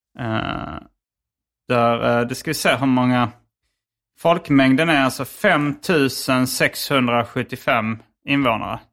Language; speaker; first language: Swedish; native; Swedish